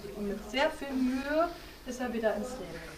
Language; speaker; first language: German; native; German